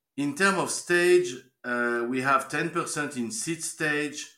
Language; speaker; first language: English; non-native, fluent; French